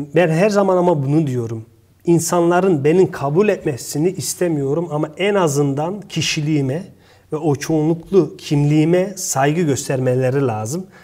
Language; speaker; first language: Turkish; early bilingual, heritage; Turkish